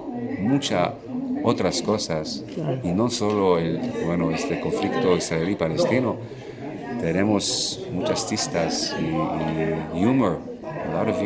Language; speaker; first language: Spanish; non-native, learner; Hebrew